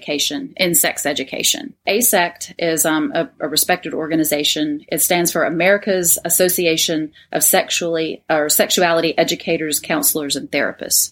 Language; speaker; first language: English; native; English